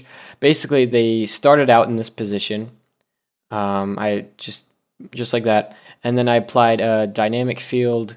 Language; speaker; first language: English; native; English